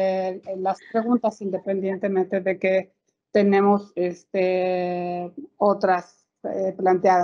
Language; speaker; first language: Spanish; native; Spanish